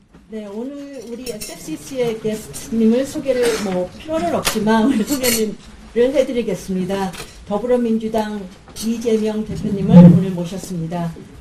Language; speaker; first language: Korean; native; Korean